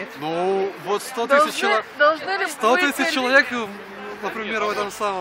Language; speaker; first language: Russian; native; Russian